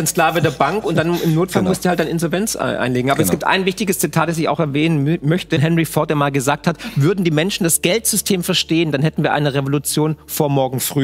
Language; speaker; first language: German; native; German